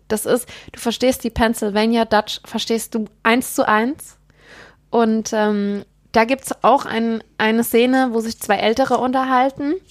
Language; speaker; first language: German; native; German